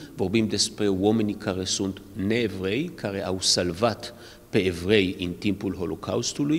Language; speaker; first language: Romanian; early bilingual, heritage; Romanian